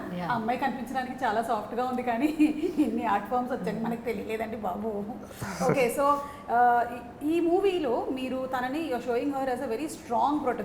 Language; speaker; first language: Telugu; native; Telugu